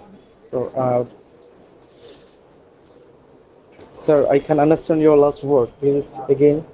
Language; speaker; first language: English; non-native, learner; Bangla